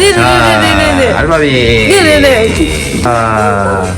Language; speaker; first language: Korean; non-native, learner; Japanese